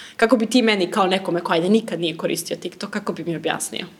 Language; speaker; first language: Serbian; native; Serbian